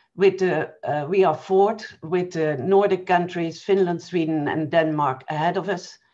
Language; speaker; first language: English; non-native, fluent; Dutch